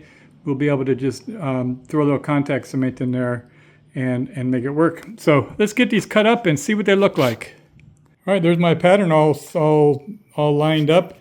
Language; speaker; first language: English; native; English